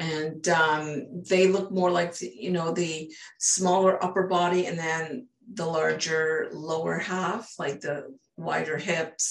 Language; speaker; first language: English; native; English